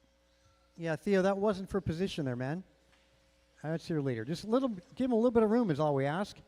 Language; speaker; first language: English; native; English